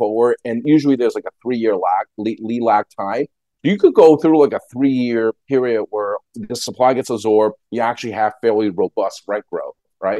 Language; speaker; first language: English; native; English